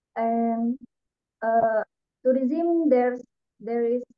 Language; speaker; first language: English; non-native, learner; Indonesian